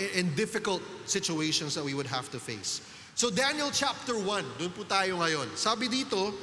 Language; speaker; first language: English; non-native, local second language; Filipino